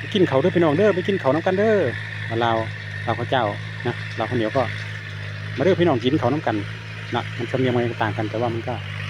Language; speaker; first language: Thai; non-native, local second language; Northeastern Thai